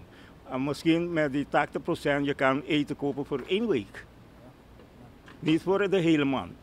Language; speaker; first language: Dutch; non-native, local second language; Papiamento